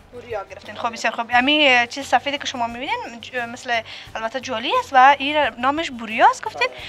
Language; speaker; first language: Persian; native; Persian